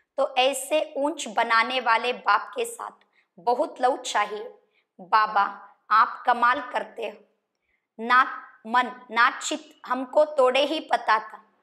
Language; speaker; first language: Hindi; non-native, local second language; Kannada